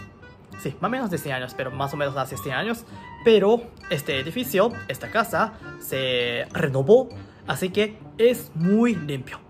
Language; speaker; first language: Spanish; non-native, learner; Japanese